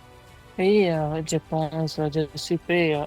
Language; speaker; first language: French; non-native, learner; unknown